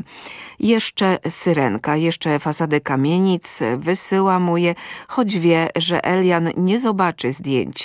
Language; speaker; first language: Polish; native; Polish